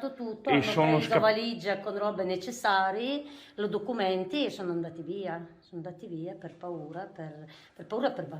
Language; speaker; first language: Italian; non-native, fluent; Ukrainian